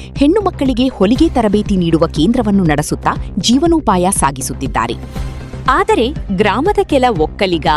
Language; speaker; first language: Kannada; native; Kannada